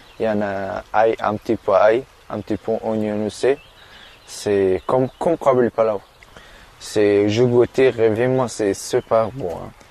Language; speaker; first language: French; non-native, learner; Persian